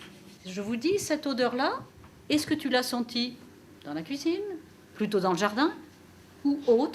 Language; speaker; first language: French; native; French